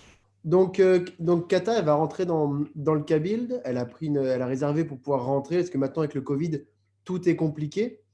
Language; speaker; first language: French; native; French